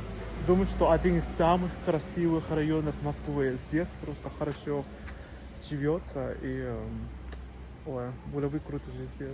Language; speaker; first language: Russian; non-native, fluent; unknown